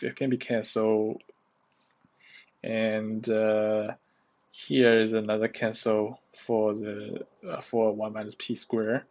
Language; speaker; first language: English; non-native, learner; Chinese